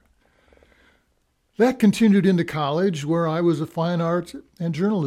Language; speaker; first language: English; native; English